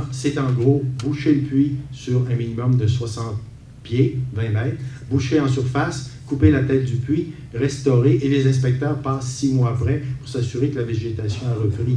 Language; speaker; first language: French; native; French